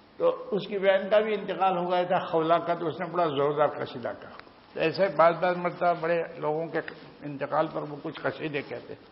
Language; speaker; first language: Urdu; non-native, local second language; Gujarati